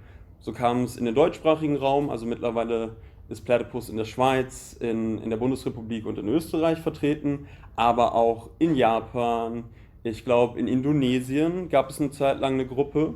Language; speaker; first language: German; native; German